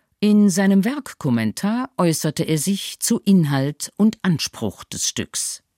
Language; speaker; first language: German; native; German